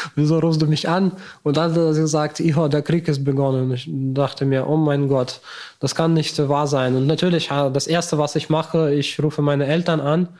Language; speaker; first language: German; non-native, fluent; Ukrainian